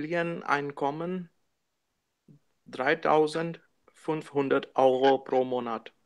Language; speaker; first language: German; non-native, learner; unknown